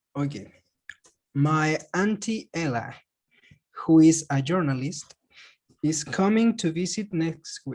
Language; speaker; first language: English; non-native, learner; Spanish